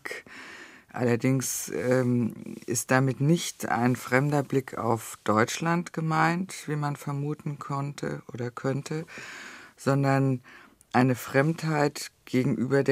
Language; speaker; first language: German; native; German